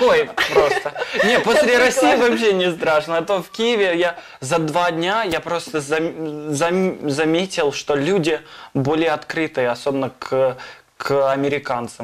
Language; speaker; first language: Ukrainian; non-native, learner; English